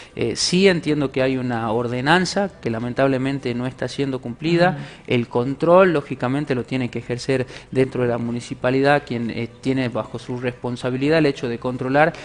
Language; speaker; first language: Spanish; native; Spanish